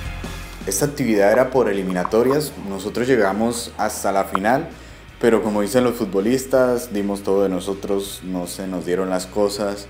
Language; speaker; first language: Spanish; native; Spanish